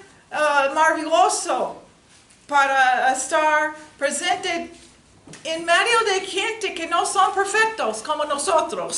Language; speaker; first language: Spanish; non-native, learner; English